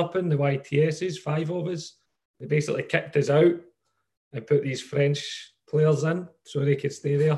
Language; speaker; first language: English; native; English